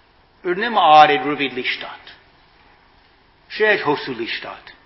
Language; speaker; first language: Hungarian; non-native, fluent; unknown